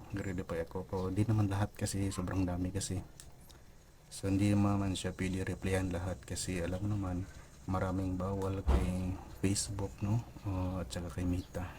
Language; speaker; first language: Filipino; non-native, local second language; Cebuano